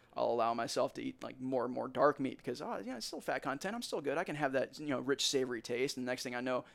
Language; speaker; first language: English; native; English